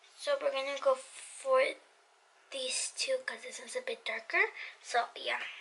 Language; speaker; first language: English; early bilingual, other home language; Spanish